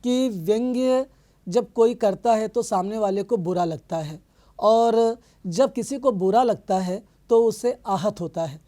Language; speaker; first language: Hindi; non-native, local second language; Telugu